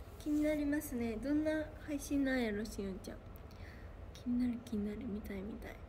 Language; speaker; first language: Japanese; native; Japanese